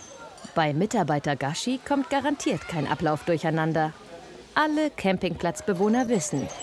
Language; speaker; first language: German; native; German